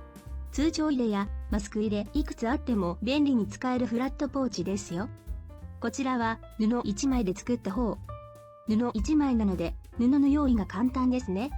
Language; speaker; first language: Japanese; native; Japanese